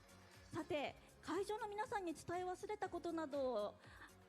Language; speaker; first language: Japanese; native; Japanese